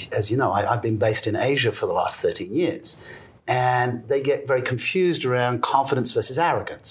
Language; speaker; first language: English; native; English